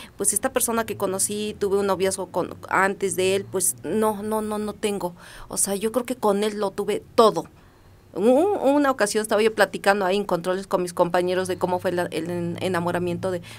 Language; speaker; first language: Spanish; native; Spanish